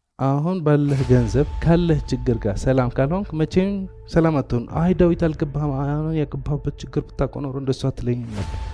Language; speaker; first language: Amharic; non-native, local second language; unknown